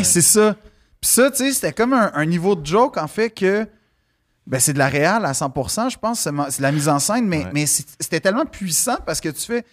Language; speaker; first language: French; native; French